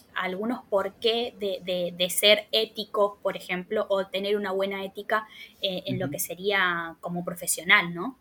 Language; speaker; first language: Spanish; native; Spanish